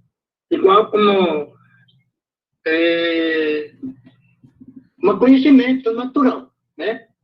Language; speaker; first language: Portuguese; non-native, local second language; Guarani